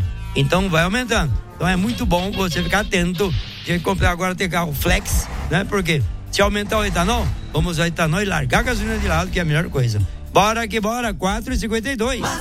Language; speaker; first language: Portuguese; native; Portuguese